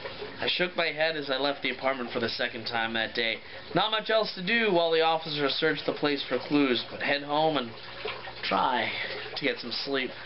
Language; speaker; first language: English; native; English